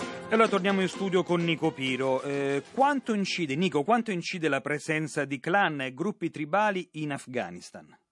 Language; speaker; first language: Italian; native; Italian